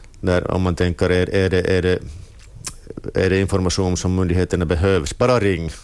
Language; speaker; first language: Swedish; non-native, local second language; Finnish